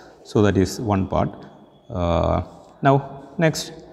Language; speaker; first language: English; non-native, local second language; Malayalam